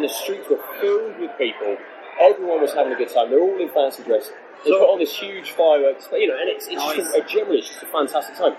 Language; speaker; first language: English; native; English